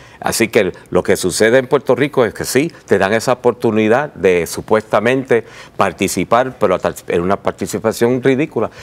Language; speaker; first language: Spanish; early bilingual, heritage; Spanish